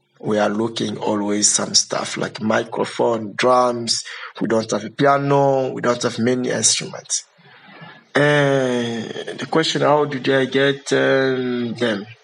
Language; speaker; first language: English; non-native, learner; Lingala